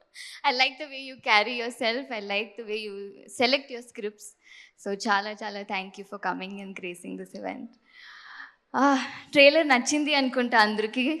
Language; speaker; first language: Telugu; non-native, fluent; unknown